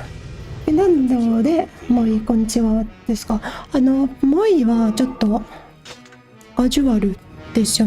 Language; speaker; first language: Japanese; non-native, learner; English